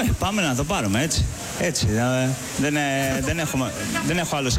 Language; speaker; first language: Greek; non-native, fluent; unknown